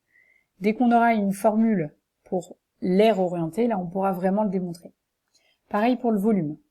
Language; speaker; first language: French; native; French